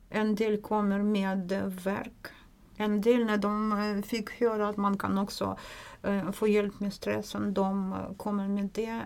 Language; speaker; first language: Swedish; non-native, fluent; Russian